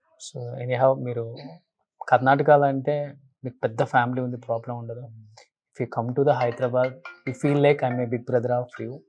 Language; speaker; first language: Telugu; native; Telugu